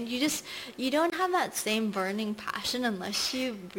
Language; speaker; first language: English; native; English